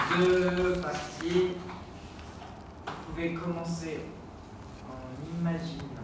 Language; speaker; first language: French; non-native, fluent; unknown